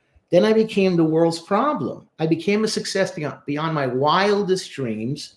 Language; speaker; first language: English; native; English